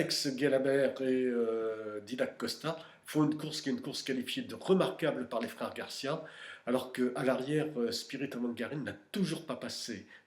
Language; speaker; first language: French; native; French